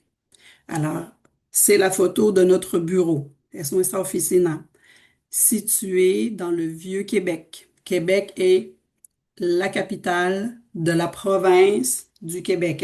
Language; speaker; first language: French; native; French